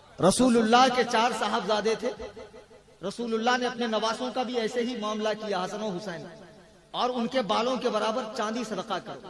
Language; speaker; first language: Urdu; native; Urdu